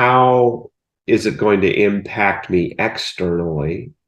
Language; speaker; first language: English; native; English